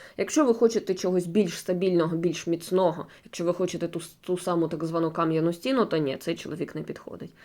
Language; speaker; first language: Ukrainian; non-native, local second language; Russian